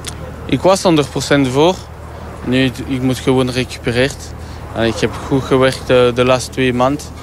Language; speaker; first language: Dutch; non-native, learner; French